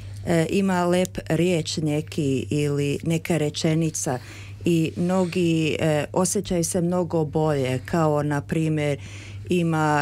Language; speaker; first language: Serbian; early bilingual, heritage; Serbian